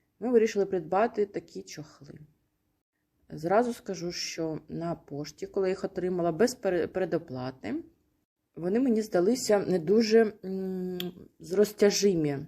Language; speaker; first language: Ukrainian; native; Ukrainian